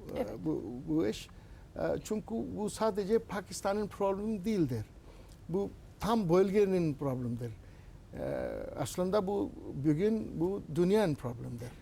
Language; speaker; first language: Turkish; non-native, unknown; Urdu